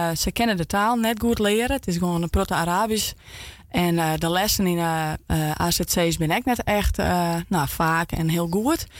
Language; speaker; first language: Dutch; non-native, local second language; Western Frisian